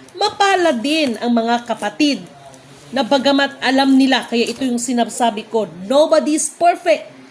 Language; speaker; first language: Filipino; non-native, local second language; Cebuano